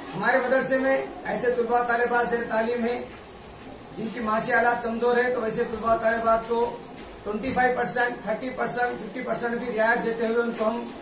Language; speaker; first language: Urdu; native; Urdu